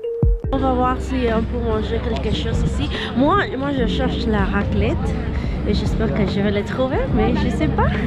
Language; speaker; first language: French; non-native, learner; Spanish